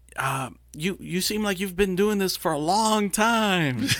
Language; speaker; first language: English; early bilingual, other home language; Spanish